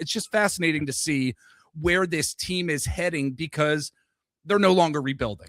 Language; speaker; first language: English; native; English